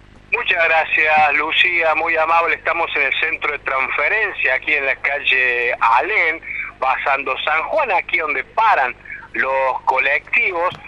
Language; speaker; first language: Spanish; native; Spanish